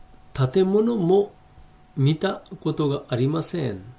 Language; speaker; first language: Japanese; non-native, fluent; Hindi